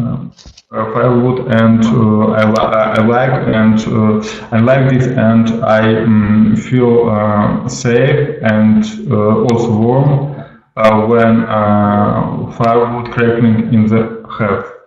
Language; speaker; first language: English; non-native, learner; Russian